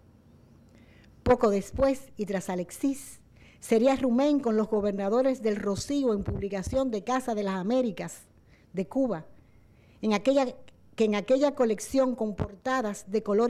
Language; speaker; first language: Spanish; native; Spanish